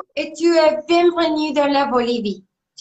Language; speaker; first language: French; non-native, learner; Spanish